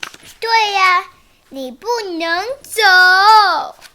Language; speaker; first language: Chinese; early bilingual, heritage; Chinese